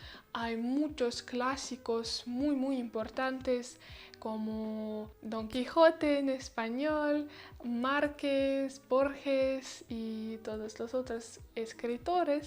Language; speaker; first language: Spanish; non-native, learner; Russian